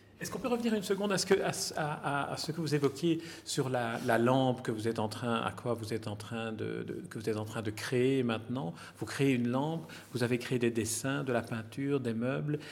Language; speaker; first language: French; native; French